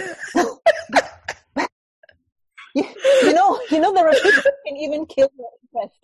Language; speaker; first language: English; native; English